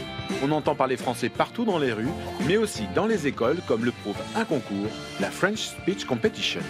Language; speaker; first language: French; native; French